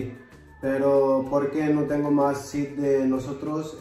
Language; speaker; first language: Spanish; non-native, learner; Hindi